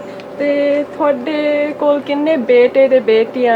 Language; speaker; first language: Punjabi; early bilingual, heritage; Punjabi